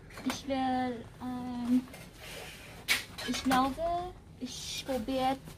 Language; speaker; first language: German; non-native, learner; Filipino